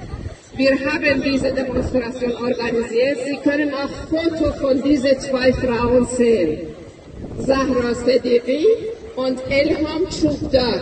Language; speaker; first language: German; non-native, learner; Persian